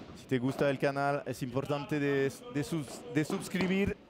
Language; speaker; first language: Spanish; non-native, learner; French